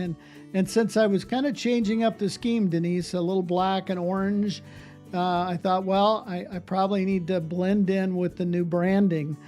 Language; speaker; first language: English; native; English